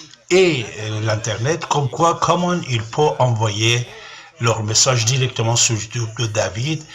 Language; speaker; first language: French; non-native, fluent; Persian